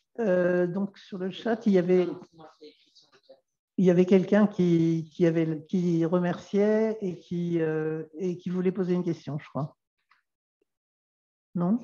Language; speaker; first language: French; native; French